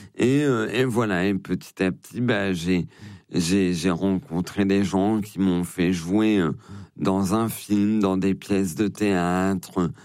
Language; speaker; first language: French; native; French